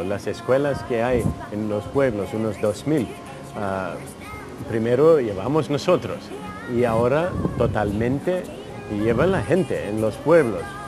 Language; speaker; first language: Spanish; non-native, fluent; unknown